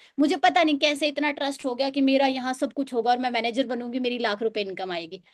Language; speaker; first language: Hindi; native; Hindi